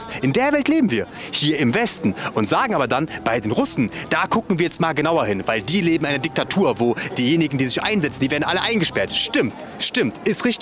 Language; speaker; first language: German; native; German